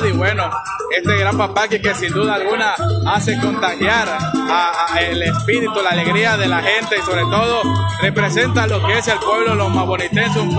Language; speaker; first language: Spanish; native; Spanish